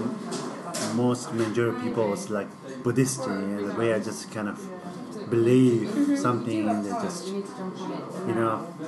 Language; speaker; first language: English; non-native, learner; Chinese